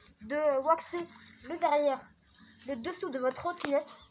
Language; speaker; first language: French; native; French